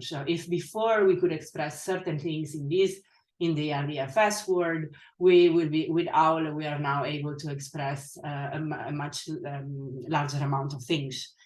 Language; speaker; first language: English; non-native, fluent; Italian